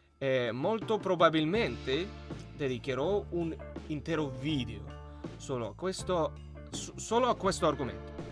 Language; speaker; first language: Italian; non-native, learner; Russian